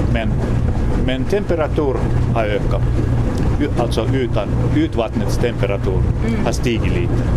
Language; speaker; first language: Swedish; non-native, local second language; Finnish